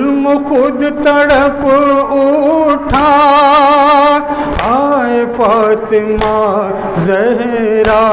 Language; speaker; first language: Urdu; native; Urdu